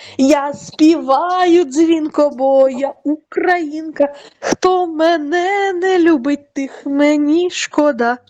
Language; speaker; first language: Ukrainian; non-native, fluent; Russian